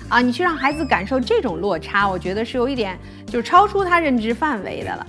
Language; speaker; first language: Chinese; native; Chinese